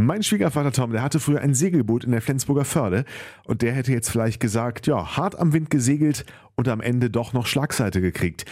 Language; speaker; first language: German; native; German